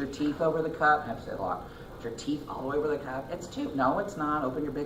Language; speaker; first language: English; native; English